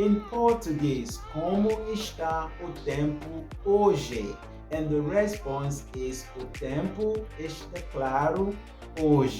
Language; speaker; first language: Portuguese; non-native, fluent; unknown